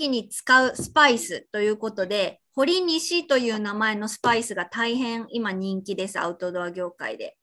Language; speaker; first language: Japanese; native; Japanese